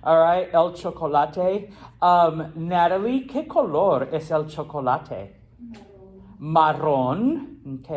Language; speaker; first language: Spanish; non-native, fluent; English